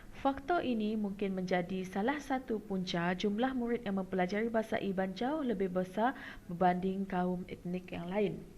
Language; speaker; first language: Malay; non-native, local second language; Iban